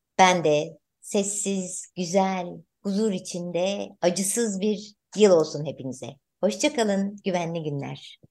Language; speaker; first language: Turkish; native; Turkish